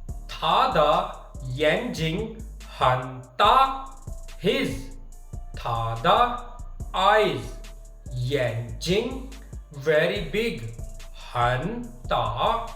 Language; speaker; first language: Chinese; non-native, fluent; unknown